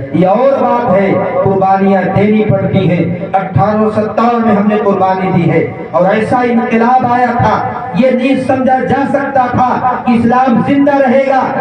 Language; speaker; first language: Urdu; native; Urdu